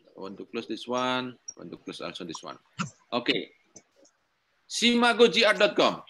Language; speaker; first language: English; non-native, learner; Indonesian